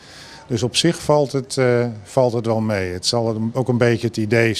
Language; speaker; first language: Dutch; native; Dutch